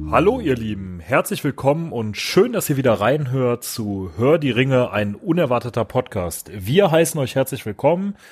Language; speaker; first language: German; native; German